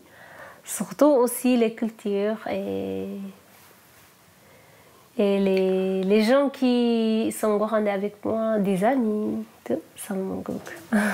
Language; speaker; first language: French; non-native, learner; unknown